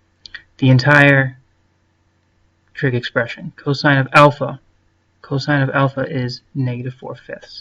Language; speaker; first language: English; native; English